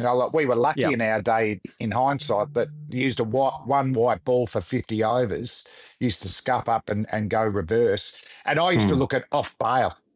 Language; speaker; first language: English; native; English